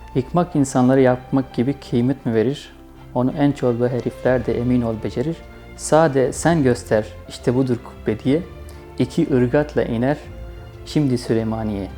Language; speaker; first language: Turkish; non-native, fluent; Urdu